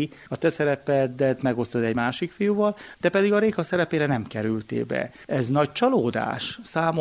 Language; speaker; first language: Hungarian; native; Hungarian